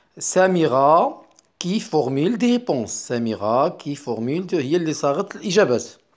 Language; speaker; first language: French; non-native, local second language; Arabic